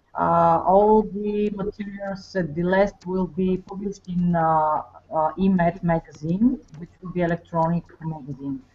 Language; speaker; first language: English; non-native, fluent; Bulgarian